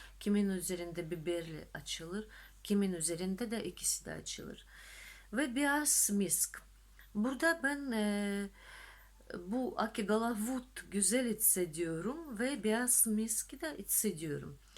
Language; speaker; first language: Turkish; non-native, fluent; Russian